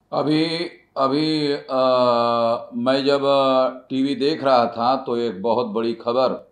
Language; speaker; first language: Hindi; non-native, local second language; Marathi